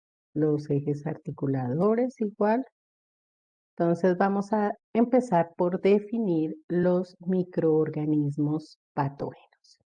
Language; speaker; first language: Spanish; native; Spanish